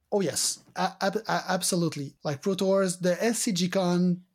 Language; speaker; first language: English; non-native, fluent; French